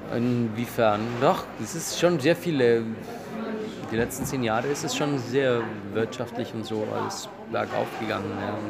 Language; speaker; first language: German; non-native, fluent; Romanian